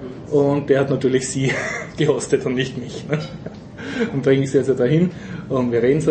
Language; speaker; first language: German; native; German